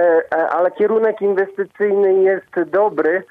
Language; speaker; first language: Polish; native; Polish